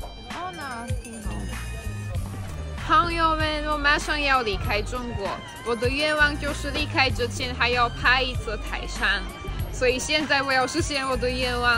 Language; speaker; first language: Chinese; non-native, fluent; Czech